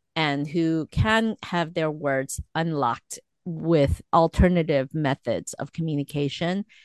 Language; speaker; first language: English; early bilingual, other home language; Korean